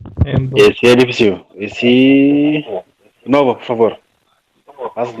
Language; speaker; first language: Portuguese; non-native, learner; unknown